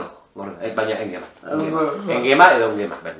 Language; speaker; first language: Basque; non-native, local second language; Spanish